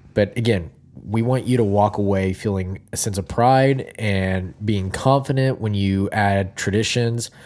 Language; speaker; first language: English; native; English